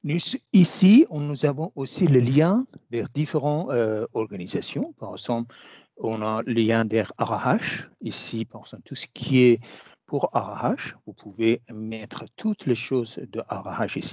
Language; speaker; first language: French; non-native, fluent; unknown